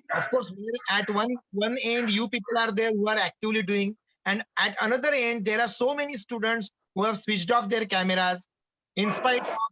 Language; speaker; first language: English; non-native, local second language; Marathi